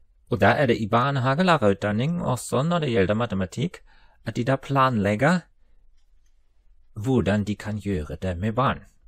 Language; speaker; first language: Norwegian; non-native, fluent; German